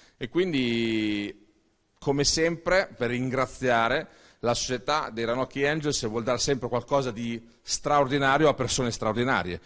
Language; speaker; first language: Italian; native; Italian